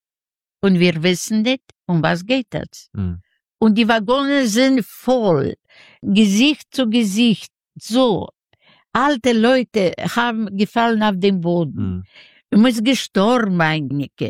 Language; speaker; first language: German; non-native, learner; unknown